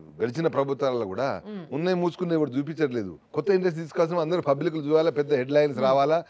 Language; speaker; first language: Telugu; native; Telugu